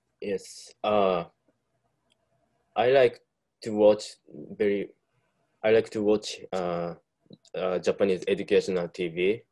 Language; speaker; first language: English; non-native, learner; Japanese